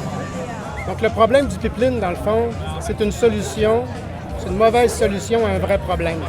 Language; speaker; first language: French; native; French